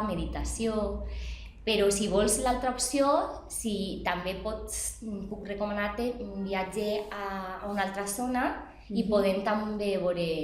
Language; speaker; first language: Catalan; non-native, local second language; Spanish